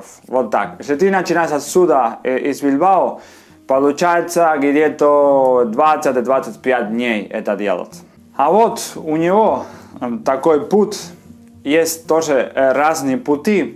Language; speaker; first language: Russian; non-native, fluent; Spanish